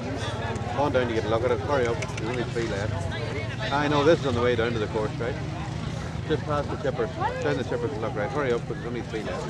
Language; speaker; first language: English; native; English